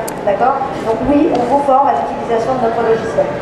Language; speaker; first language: French; native; French